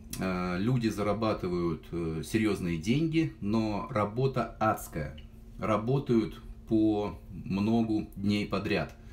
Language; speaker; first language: Russian; native; Russian